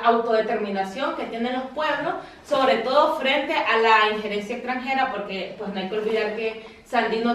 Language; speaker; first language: Spanish; native; Spanish